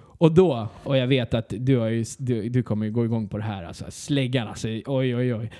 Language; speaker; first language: Swedish; early bilingual, other home language; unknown